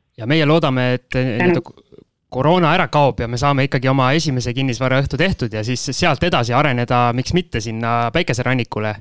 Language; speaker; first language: Estonian; native; Estonian